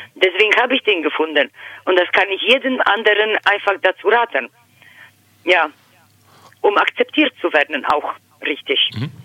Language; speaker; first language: German; non-native, fluent; Polish